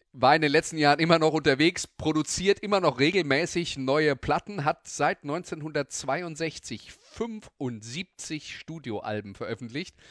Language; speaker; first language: German; native; German